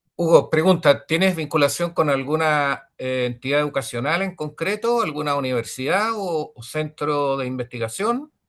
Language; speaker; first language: Spanish; native; Spanish